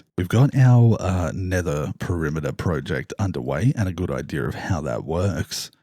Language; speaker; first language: English; native; English